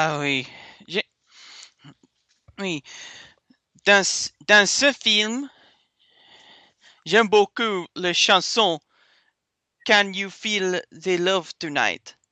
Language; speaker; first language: French; non-native, learner; English